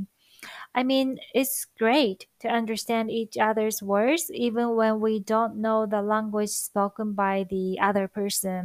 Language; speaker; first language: English; non-native, fluent; Japanese